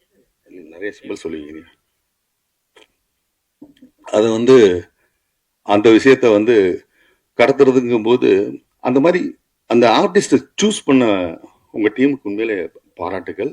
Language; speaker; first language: Tamil; native; Tamil